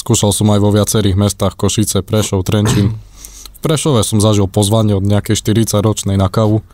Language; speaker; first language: Slovak; non-native, fluent; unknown